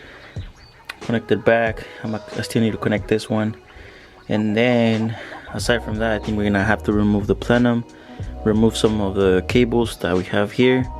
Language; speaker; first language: English; native; English